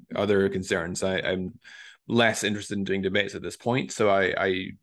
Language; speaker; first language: English; native; English